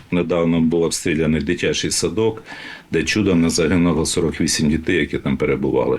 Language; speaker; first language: Ukrainian; native; Ukrainian